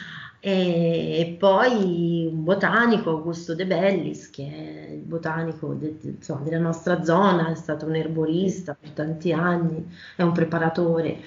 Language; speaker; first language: Italian; native; Italian